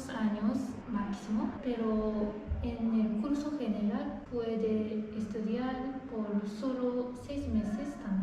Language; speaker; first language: Spanish; non-native, fluent; Japanese